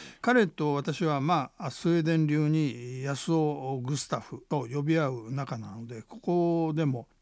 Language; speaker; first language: Japanese; native; Japanese